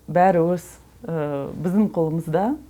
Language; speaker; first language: Kazakh; non-native, learner; Russian